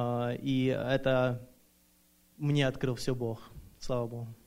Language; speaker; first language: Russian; early bilingual, other home language; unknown